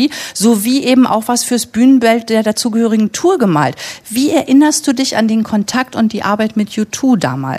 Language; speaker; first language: German; native; German